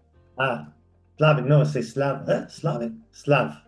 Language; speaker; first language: French; non-native, fluent; English